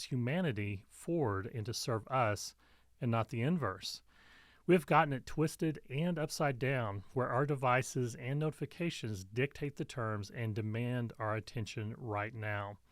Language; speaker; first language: English; native; English